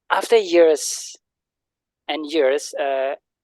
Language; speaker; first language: English; non-native, learner; Indonesian